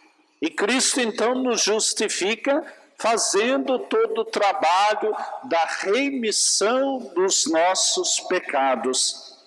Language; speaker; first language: Portuguese; native; Portuguese